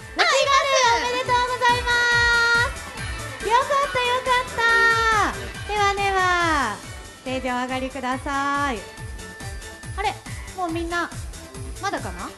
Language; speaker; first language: Japanese; native; Japanese